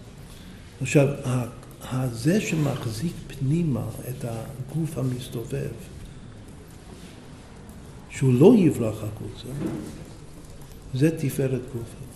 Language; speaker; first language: Hebrew; non-native, fluent; English